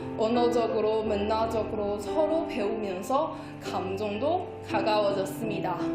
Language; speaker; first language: Korean; non-native, fluent; Chinese